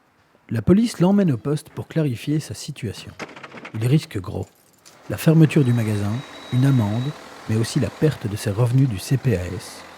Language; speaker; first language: French; native; French